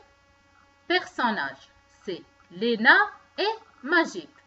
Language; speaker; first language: French; non-native, local second language; Arabic